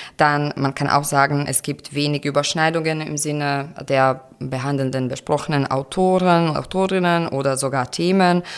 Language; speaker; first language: German; non-native, fluent; Croatian